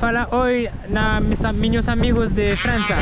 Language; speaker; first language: Portuguese; non-native, learner; French